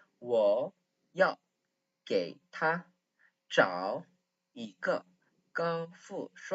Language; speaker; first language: Chinese; non-native, fluent; Korean